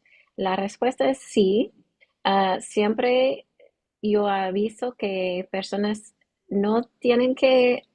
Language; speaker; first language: Spanish; non-native, learner; English